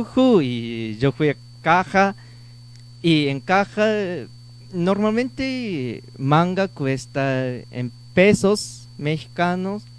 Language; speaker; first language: Spanish; non-native, learner; Japanese